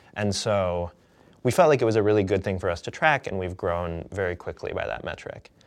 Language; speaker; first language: English; native; English